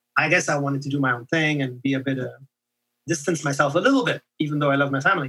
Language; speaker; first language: English; non-native, fluent; French